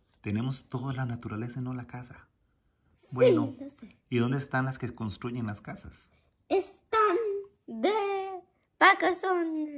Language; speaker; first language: Spanish; early bilingual, heritage; Spanish